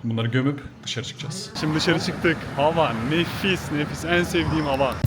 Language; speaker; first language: Turkish; native; Turkish